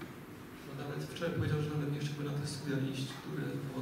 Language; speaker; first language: Polish; native; Polish